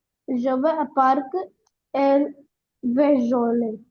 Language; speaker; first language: French; non-native, learner; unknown